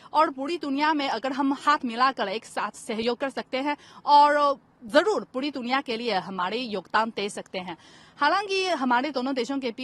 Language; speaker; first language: Hindi; non-native, fluent; Chinese